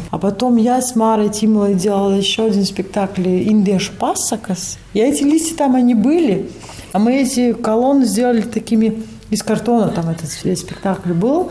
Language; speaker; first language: Russian; non-native, local second language; Latvian